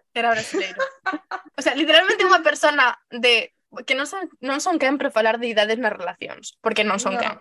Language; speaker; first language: Galician; native; Galician